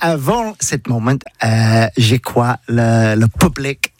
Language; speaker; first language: French; non-native, learner; English